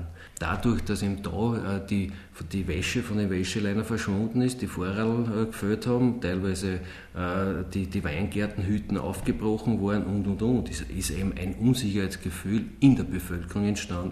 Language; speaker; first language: German; native; German